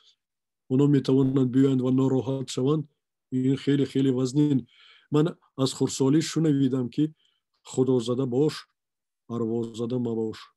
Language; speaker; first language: Persian; non-native, local second language; Shughni